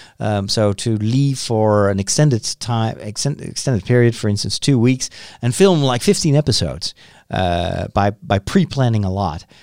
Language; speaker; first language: English; non-native, fluent; Dutch